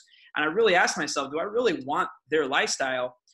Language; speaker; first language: English; early bilingual, other home language; Aramaic